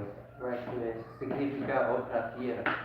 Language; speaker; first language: Spanish; early bilingual, heritage; Spanish